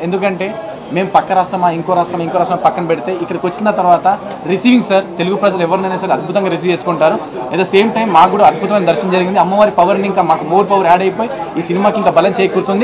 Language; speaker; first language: Telugu; native; Telugu